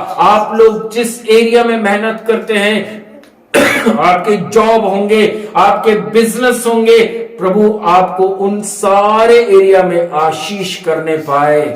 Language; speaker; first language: Hindi; native; Hindi